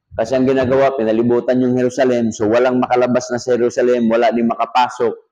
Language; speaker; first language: Filipino; native; Filipino